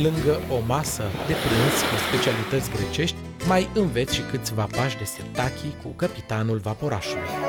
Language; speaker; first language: Romanian; native; Romanian